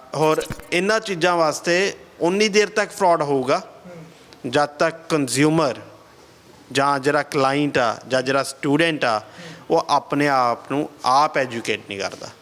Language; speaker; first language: Punjabi; early bilingual, heritage; Punjabi